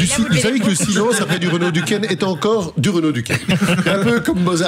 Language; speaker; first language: French; native; French